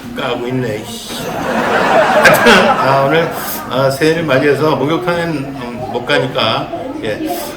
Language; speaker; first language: Korean; native; Korean